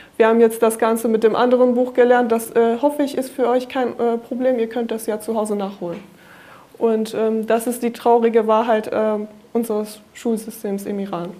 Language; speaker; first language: German; non-native, fluent; Kurdish